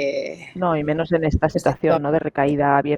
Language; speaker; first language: Spanish; native; Spanish